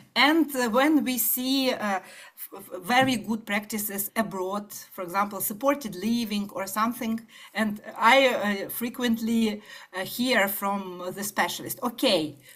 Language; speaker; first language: English; non-native, fluent; Ukrainian